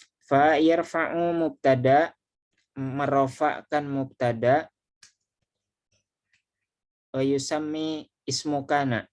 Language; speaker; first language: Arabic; non-native, fluent; Indonesian